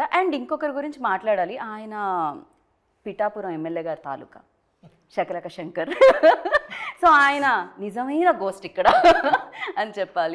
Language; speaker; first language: Telugu; native; Telugu